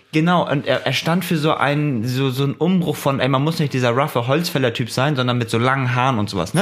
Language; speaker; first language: German; early bilingual, other home language; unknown